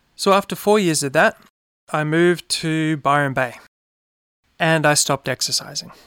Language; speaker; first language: English; native; English